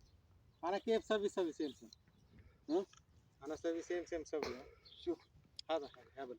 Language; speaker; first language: Arabic; non-native, learner; Telugu